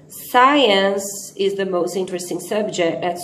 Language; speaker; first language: English; non-native, fluent; Portuguese